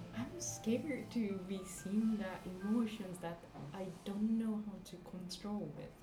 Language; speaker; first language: English; non-native, fluent; Japanese